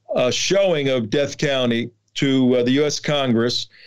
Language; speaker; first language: English; native; English